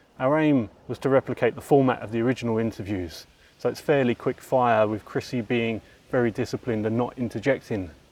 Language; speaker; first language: English; native; English